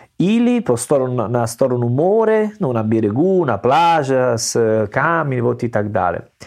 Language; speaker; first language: Russian; non-native, learner; Italian